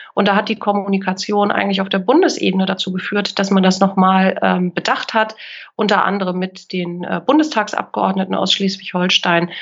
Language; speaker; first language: German; native; German